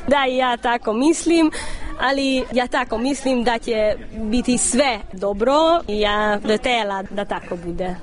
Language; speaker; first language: Serbian; non-native, local second language; Hungarian